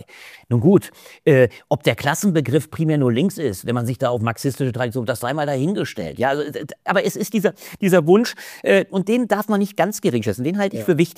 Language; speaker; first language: German; native; German